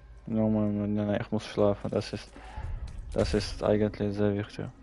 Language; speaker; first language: German; non-native, learner; Russian